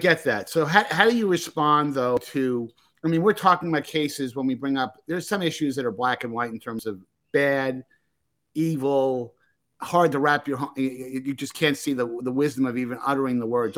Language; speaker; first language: English; native; English